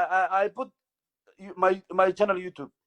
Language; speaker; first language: English; non-native, learner; Somali